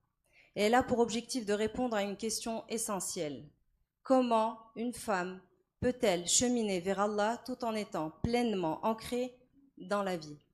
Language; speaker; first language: French; non-native, local second language; Arabic